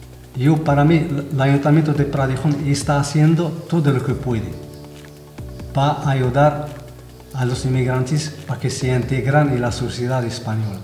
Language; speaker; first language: Spanish; non-native, fluent; Arabic